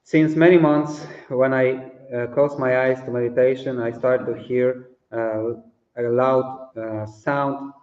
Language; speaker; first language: English; non-native, fluent; Polish